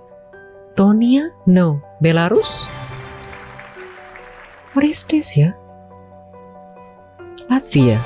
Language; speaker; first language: English; non-native, learner; Indonesian